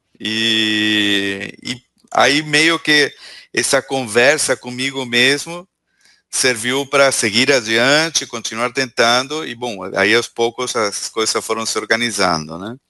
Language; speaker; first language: Portuguese; non-native, fluent; Spanish